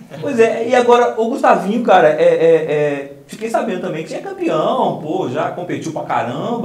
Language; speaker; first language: Portuguese; native; Portuguese